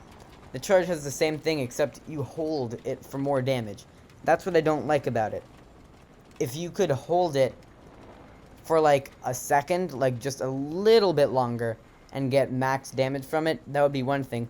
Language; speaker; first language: English; native; English